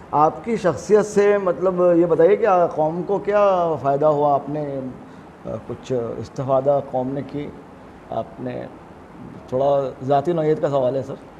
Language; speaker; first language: Hindi; non-native, local second language; Urdu